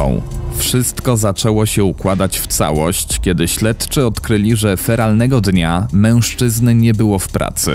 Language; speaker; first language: Polish; native; Polish